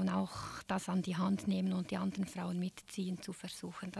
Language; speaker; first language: German; native; German